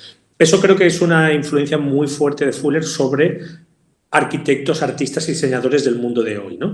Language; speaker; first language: Spanish; native; Spanish